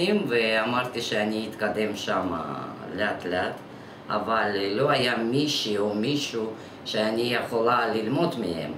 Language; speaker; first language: Hebrew; non-native, fluent; Russian